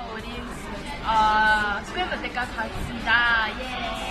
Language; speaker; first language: Korean; non-native, learner; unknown